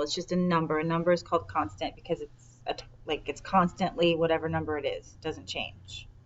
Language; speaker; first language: English; native; English